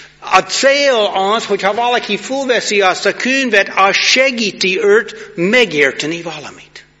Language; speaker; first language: Hungarian; non-native, fluent; English